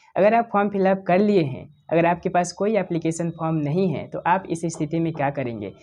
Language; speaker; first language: Hindi; native; Hindi